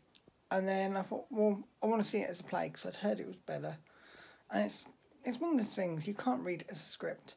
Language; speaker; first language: English; native; English